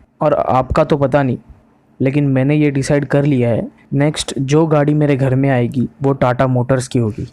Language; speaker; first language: Hindi; non-native, local second language; Marathi